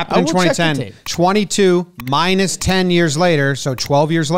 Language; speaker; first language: English; native; English